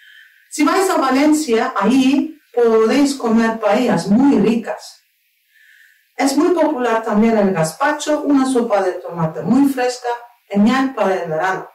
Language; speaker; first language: Spanish; non-native, fluent; Turkish